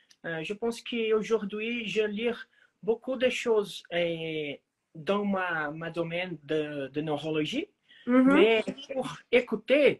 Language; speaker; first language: French; non-native, learner; Portuguese